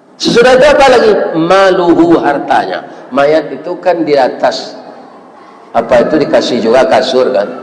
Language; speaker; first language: Malay; non-native, local second language; Minangkabau